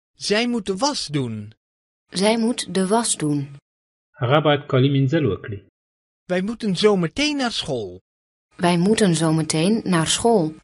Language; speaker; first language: Dutch; non-native, fluent; Pashto